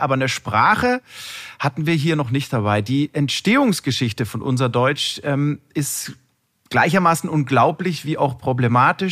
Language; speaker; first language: German; native; German